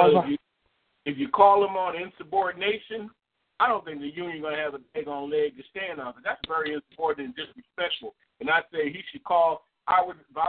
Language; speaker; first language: English; native; English